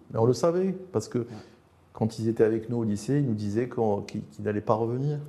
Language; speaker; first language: French; non-native, local second language; Arabic